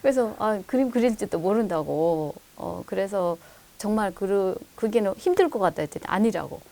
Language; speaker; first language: Korean; non-native, fluent; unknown